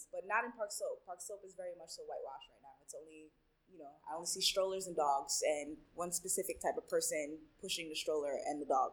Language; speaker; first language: English; early bilingual, other home language; Spanish